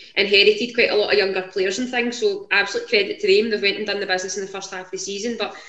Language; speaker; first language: English; native; English